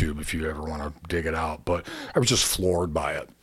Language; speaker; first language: English; native; English